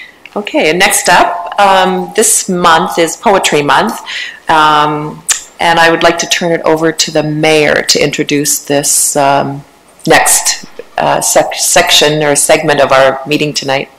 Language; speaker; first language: English; native; English